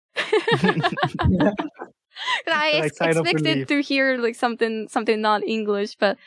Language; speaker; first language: English; non-native, fluent; Japanese